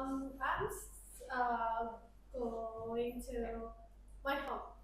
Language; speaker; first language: English; non-native, learner; Indonesian